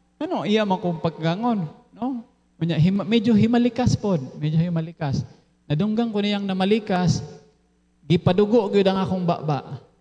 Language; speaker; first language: Cebuano; non-native, local second language; Filipino